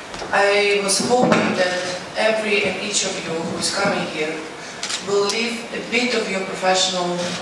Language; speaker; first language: English; non-native, fluent; Uzbek